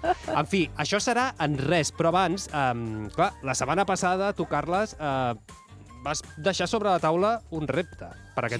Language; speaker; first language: Catalan; native; Catalan